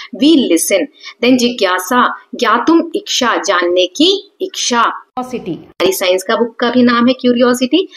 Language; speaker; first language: Hindi; native; Hindi